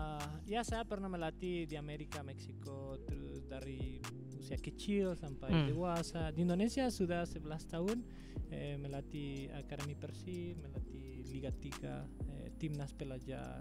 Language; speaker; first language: Indonesian; non-native, fluent; Spanish